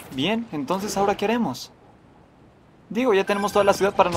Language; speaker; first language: Spanish; native; Spanish